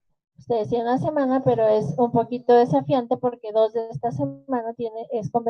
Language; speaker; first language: Spanish; native; Spanish